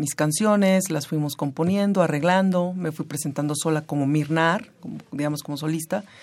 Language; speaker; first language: Spanish; native; Spanish